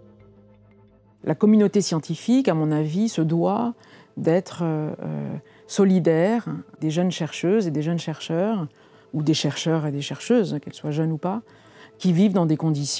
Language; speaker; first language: French; native; French